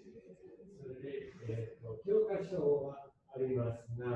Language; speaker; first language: Japanese; non-native, fluent; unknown